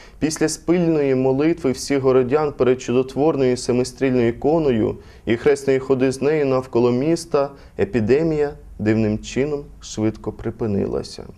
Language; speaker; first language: Ukrainian; native; Ukrainian